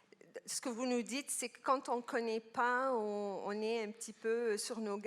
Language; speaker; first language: French; non-native, local second language; Arabic